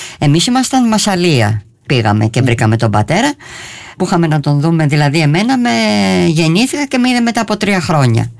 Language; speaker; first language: Greek; early bilingual, heritage; Greek